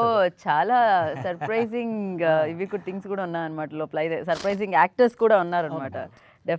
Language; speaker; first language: Telugu; native; Telugu